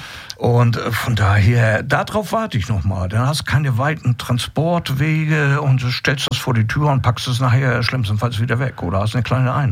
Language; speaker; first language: German; native; German